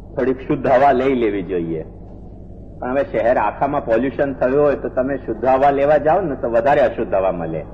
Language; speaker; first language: Hindi; native; Hindi